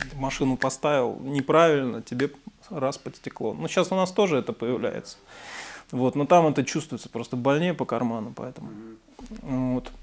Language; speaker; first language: Russian; native; Russian